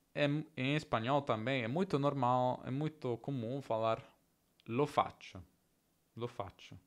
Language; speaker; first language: Portuguese; non-native, fluent; Italian